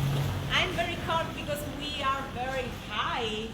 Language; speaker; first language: English; non-native, fluent; Italian